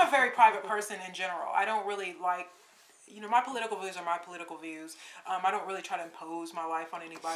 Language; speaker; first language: English; native; English